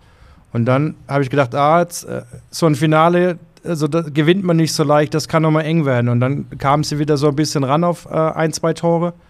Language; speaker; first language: German; native; German